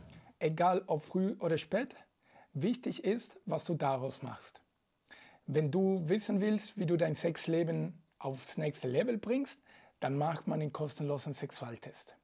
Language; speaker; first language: German; native; German